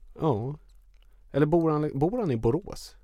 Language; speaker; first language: Swedish; native; Swedish